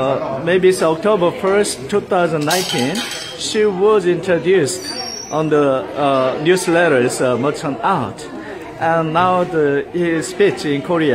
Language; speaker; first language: English; non-native, learner; Korean